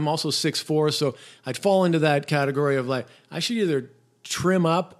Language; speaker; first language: English; native; English